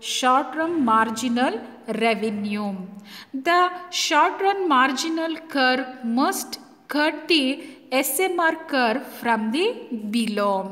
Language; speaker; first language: English; non-native, local second language; Kannada